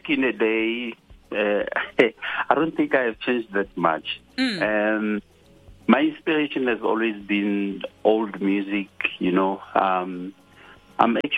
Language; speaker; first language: English; non-native, local second language; Tswana